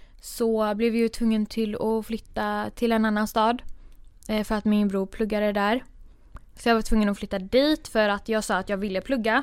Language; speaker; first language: Swedish; early bilingual, other home language; Kurdish